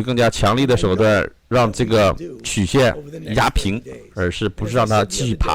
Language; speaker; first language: Chinese; native; Chinese